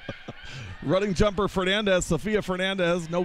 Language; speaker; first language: English; native; English